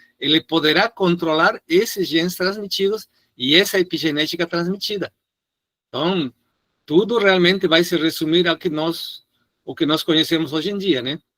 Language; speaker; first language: Portuguese; non-native, fluent; Spanish